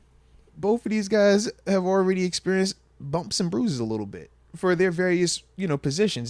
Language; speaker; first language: English; native; English